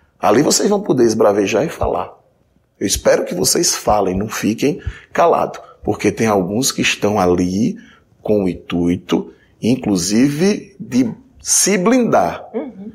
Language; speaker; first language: Portuguese; native; Portuguese